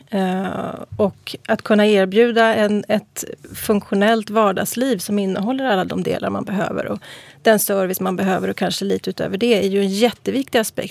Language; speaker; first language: Swedish; native; Swedish